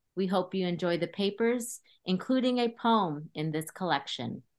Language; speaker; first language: English; early bilingual, other home language; Khmer